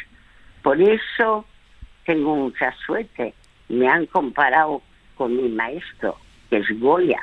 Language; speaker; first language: Spanish; early bilingual, other home language; French